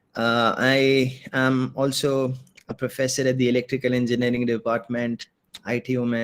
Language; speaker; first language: English; non-native, local second language; Urdu